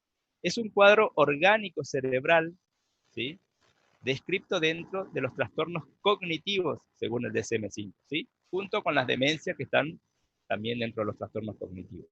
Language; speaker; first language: Spanish; native; Spanish